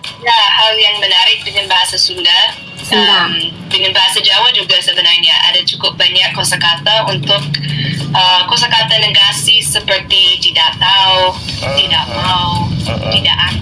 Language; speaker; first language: Indonesian; non-native, fluent; English